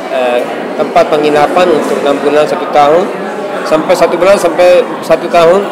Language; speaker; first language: Indonesian; non-native, fluent; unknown